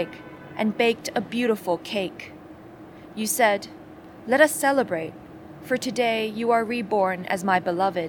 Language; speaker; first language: English; non-native, local second language; Cantonese